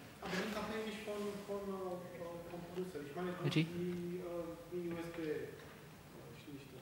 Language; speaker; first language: German; non-native, learner; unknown